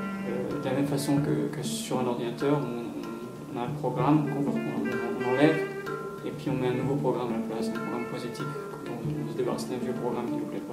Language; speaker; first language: French; native; French